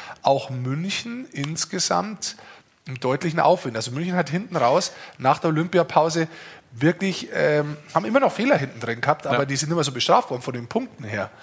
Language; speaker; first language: German; native; German